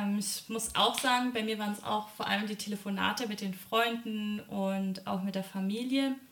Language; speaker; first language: German; early bilingual, other home language; Polish